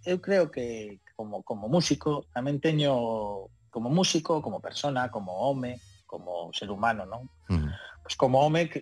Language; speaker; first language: Galician; non-native, learner; Spanish